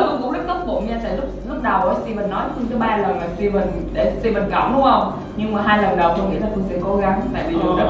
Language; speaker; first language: Vietnamese; native; Vietnamese